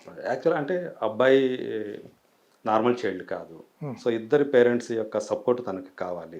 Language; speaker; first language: Telugu; native; Telugu